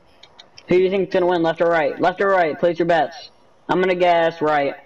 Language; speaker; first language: English; native; English